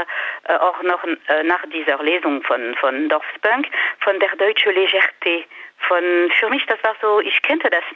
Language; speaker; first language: German; non-native, fluent; French